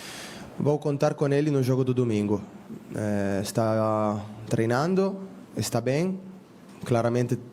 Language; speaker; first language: Portuguese; non-native, fluent; Spanish